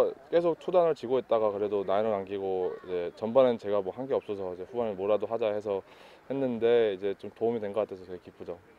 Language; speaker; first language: Korean; early bilingual, heritage; Korean